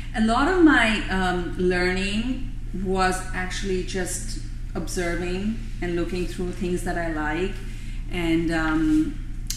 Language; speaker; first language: English; non-native, local second language; Bangla